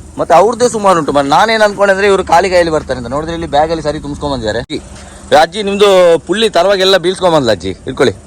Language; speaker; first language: Kannada; native; Kannada